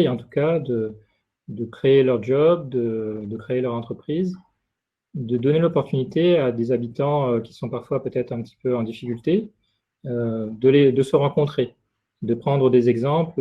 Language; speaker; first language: French; native; French